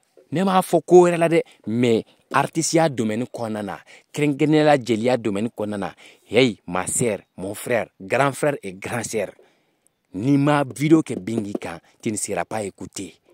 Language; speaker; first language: French; non-native, local second language; Bambara